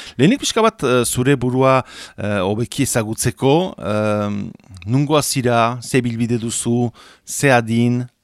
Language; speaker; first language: Basque; native; Basque